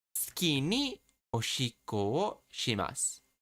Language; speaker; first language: Japanese; non-native, learner; English